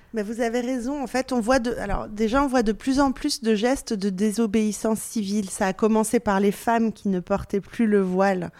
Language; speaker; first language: French; native; French